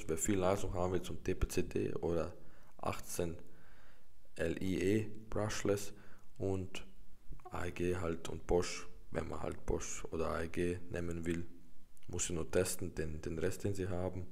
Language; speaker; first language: German; native; German